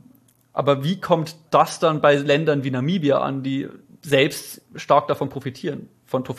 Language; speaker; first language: German; native; German